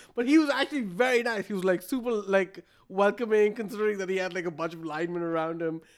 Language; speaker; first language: English; non-native, local second language; Malayalam